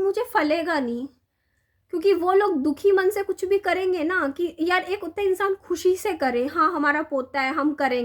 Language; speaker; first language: Hindi; native; Hindi